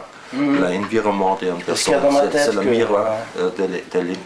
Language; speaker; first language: French; non-native, learner; German